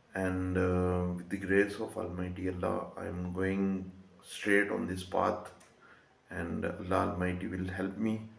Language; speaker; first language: English; non-native, local second language; Urdu